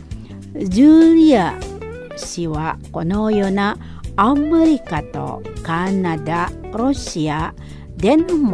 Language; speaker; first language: Japanese; non-native, learner; Indonesian